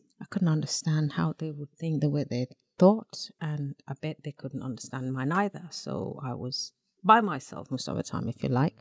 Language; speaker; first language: English; non-native, local second language; Yoruba